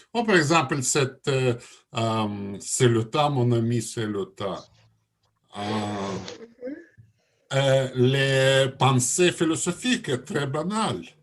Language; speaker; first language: French; non-native, learner; Russian